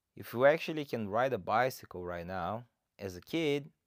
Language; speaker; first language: English; non-native, fluent; Portuguese